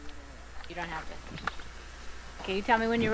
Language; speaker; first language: English; native; English